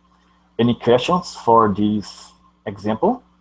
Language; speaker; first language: English; non-native, learner; Portuguese